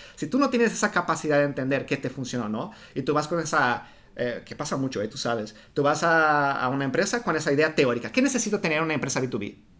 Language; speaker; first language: Spanish; non-native, fluent; Portuguese